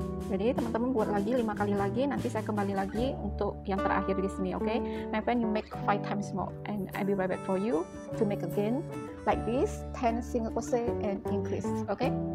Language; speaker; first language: English; non-native, learner; Indonesian